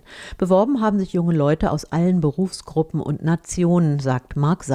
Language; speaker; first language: German; native; German